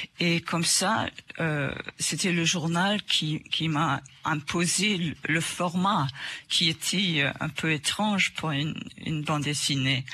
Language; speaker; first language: French; non-native, fluent; English